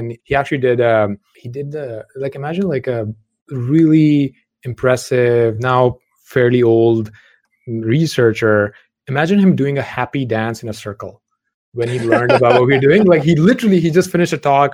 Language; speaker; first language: English; non-native, local second language; Punjabi